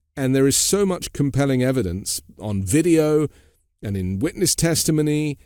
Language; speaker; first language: English; native; English